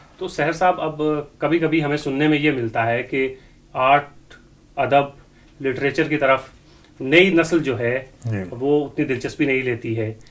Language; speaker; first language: Hindi; native; Hindi